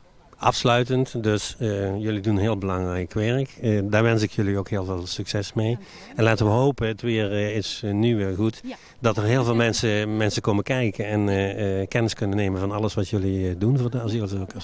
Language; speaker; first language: Dutch; native; Dutch